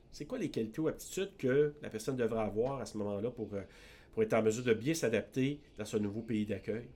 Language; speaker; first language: French; native; French